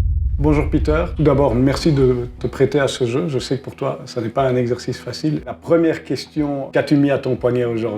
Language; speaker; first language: French; native; French